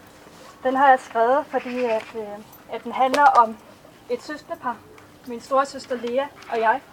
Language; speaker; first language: Danish; native; Danish